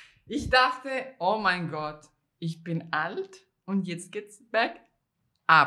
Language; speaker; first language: German; non-native, fluent; Spanish